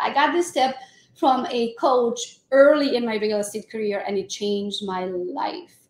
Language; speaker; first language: English; non-native, fluent; Hungarian